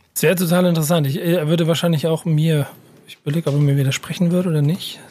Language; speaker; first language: German; native; German